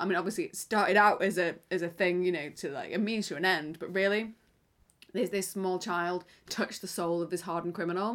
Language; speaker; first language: English; native; English